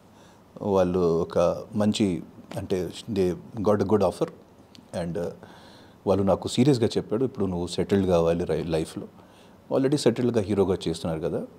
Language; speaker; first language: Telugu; non-native, fluent; Hindi